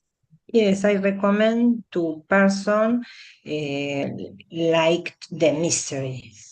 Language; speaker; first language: English; non-native, learner; Spanish